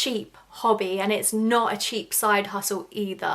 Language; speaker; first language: English; native; English